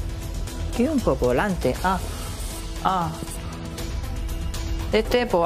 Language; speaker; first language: Spanish; non-native, learner; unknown